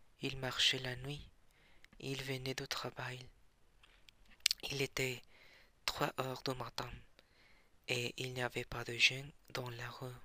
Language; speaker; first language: French; non-native, learner; Spanish